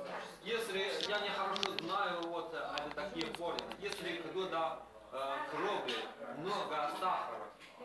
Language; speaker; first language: Russian; non-native, learner; Chinese